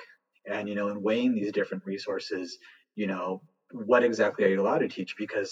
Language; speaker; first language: English; native; English